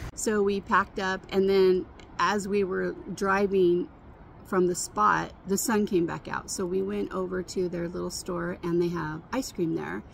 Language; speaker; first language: English; native; English